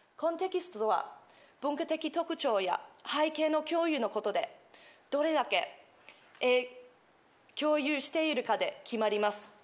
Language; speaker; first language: Japanese; non-native, fluent; English